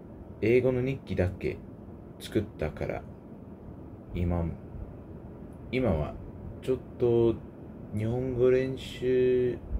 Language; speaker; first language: Japanese; non-native, learner; English